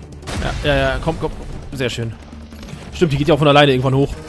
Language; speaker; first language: German; native; German